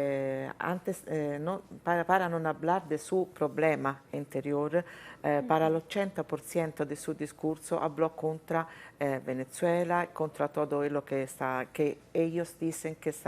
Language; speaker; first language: Spanish; non-native, fluent; Italian